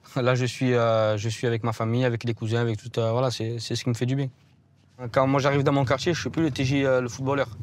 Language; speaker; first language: French; native; French